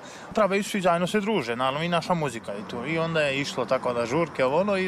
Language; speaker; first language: Serbian; native; Serbian